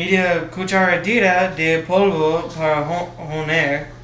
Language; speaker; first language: Spanish; non-native, learner; English